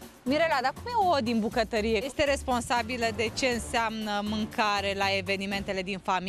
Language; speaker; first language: Romanian; native; Romanian